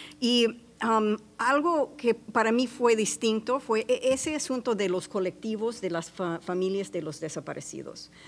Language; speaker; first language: Spanish; non-native, fluent; English